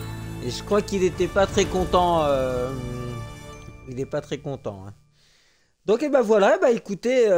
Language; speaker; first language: French; native; French